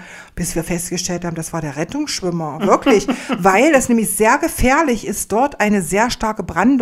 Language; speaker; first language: German; native; German